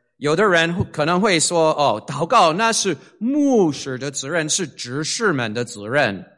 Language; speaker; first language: Chinese; non-native, fluent; English